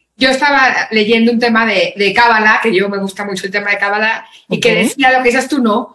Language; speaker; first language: Spanish; native; Spanish